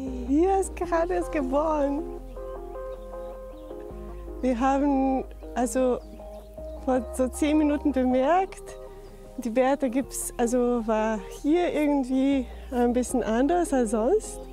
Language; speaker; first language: German; non-native, fluent; Slovenian